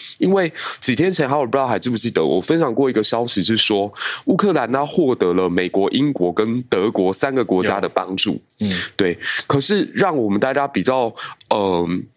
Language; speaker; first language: Chinese; native; Chinese